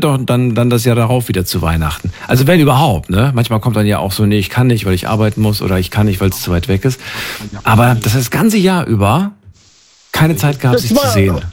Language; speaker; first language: German; native; German